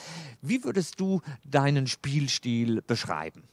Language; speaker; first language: German; native; German